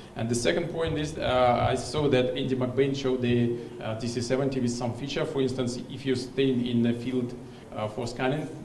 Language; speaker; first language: English; non-native, fluent; Russian